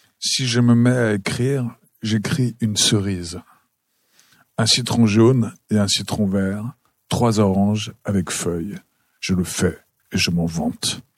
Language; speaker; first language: French; native; French